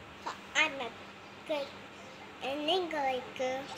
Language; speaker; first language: English; non-native, learner; Urdu